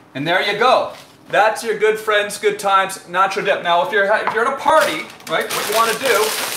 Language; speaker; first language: English; native; English